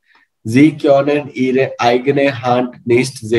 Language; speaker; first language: German; non-native, learner; Hindi